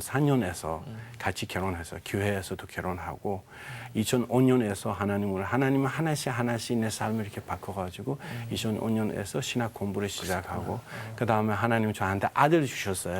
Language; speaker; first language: Korean; non-native, fluent; Persian